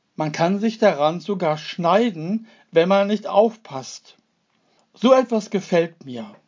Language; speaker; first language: German; native; German